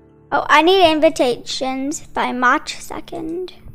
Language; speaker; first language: English; native; English